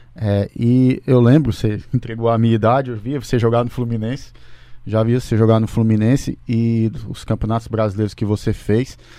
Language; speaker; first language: Portuguese; native; Portuguese